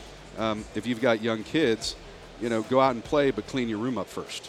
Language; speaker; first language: English; native; English